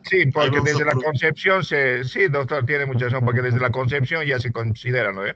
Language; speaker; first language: Spanish; native; Spanish